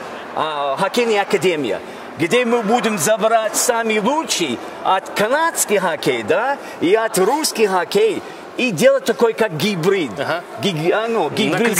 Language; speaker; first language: Russian; non-native, learner; English